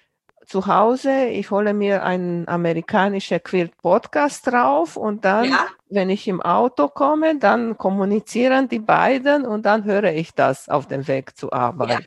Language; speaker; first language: German; non-native, fluent; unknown